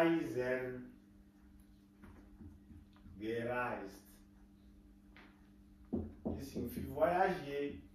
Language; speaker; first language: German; non-native, fluent; French